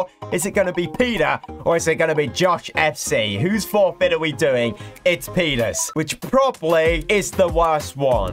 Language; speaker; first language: English; native; English